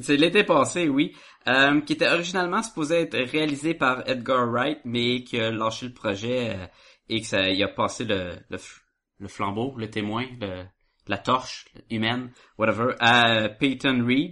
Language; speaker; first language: French; native; French